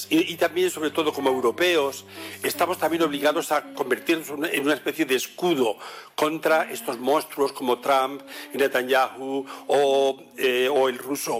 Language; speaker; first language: Spanish; native; Spanish